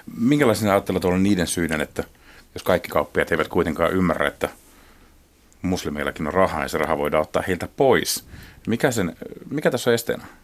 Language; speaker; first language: Finnish; native; Finnish